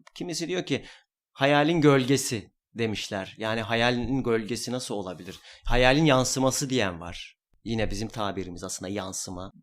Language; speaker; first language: Turkish; non-native, local second language; Kurdish